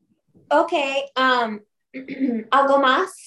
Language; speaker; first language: Spanish; non-native, learner; English